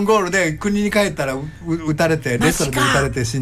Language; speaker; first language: Japanese; native; Japanese